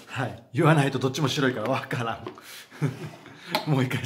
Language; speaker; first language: Japanese; native; Japanese